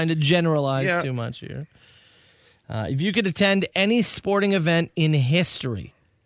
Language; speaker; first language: English; native; English